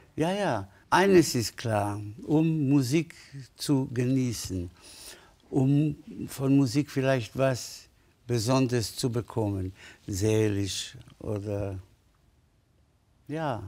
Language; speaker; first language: German; non-native, fluent; Spanish